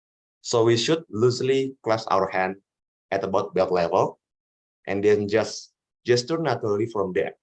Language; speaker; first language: English; non-native, learner; Indonesian